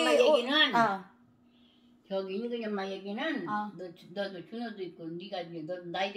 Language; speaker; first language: Korean; native; Korean